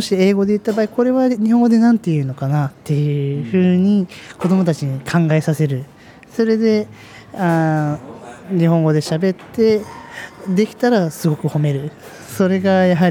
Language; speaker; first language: Japanese; native; Japanese